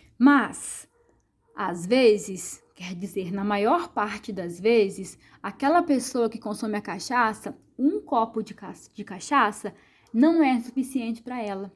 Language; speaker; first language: Portuguese; native; Portuguese